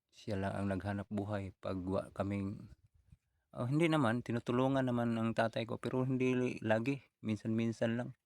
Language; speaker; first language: Filipino; non-native, local second language; Cebuano